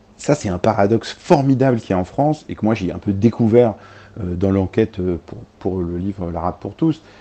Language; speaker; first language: French; early bilingual, other home language; Arabic